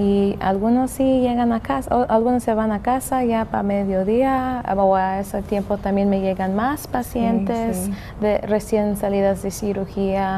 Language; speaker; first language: Spanish; early bilingual, heritage; English